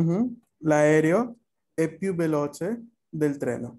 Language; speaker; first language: Italian; non-native, fluent; Spanish